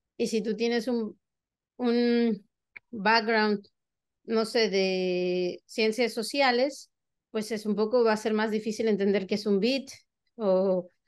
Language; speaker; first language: Spanish; native; Spanish